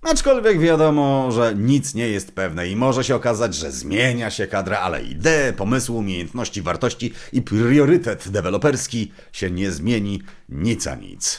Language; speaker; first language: Polish; native; Polish